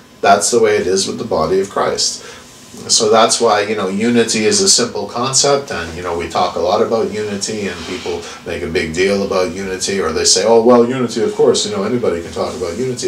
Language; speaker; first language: English; native; English